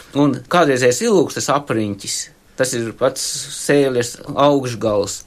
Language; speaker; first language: Latvian; native; Latvian